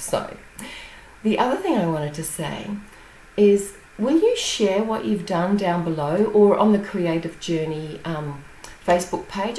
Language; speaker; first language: English; native; English